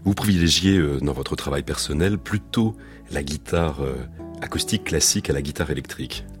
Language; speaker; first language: French; native; French